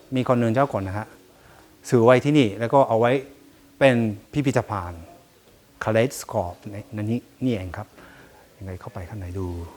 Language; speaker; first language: Thai; non-native, fluent; Japanese